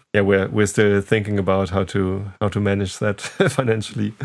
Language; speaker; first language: English; non-native, fluent; German